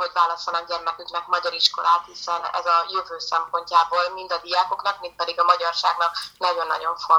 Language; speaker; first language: Hungarian; native; Hungarian